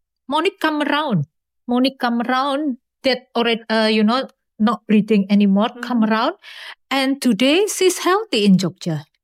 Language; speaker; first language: English; non-native, learner; Indonesian